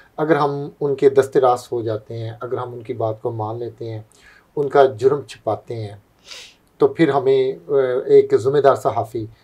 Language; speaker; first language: Urdu; non-native, local second language; Punjabi